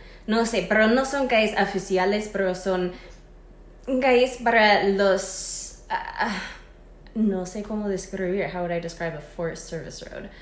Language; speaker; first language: Spanish; non-native, fluent; English